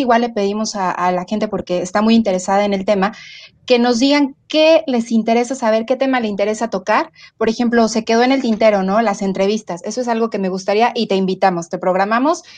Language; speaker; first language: Spanish; native; Spanish